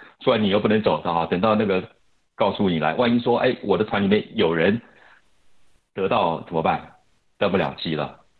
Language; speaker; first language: Chinese; native; Chinese